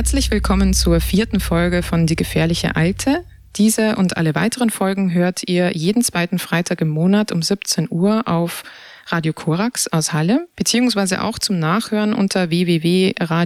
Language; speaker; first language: German; native; German